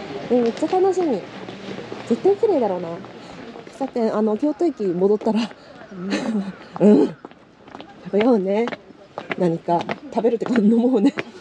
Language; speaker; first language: Japanese; non-native, fluent; Korean